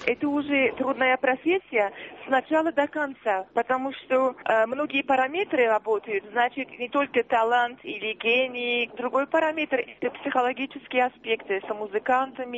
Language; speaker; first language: Russian; non-native, fluent; Armenian